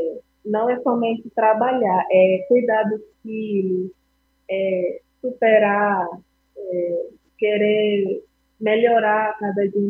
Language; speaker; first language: Portuguese; non-native, fluent; Spanish